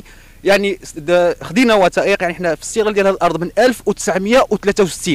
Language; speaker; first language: Arabic; native; Arabic